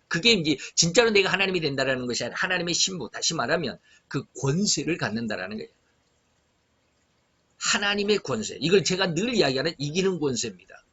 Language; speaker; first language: Korean; native; Korean